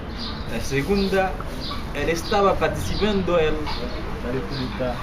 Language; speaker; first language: Spanish; non-native, learner; Haitian Creole